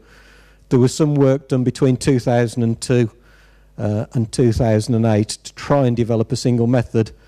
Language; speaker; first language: English; native; English